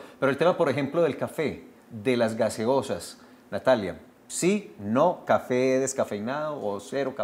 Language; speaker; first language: Spanish; native; Spanish